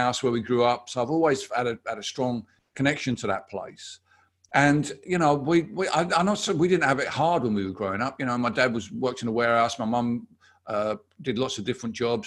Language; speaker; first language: English; native; English